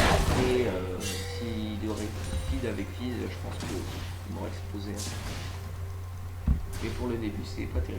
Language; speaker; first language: French; native; French